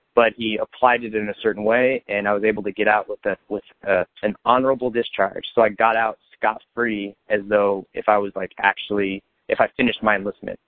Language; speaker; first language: English; native; English